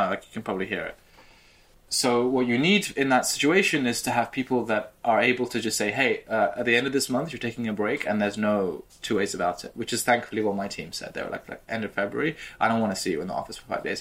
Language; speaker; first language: English; native; English